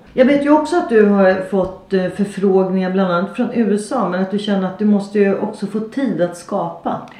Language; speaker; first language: Swedish; native; Swedish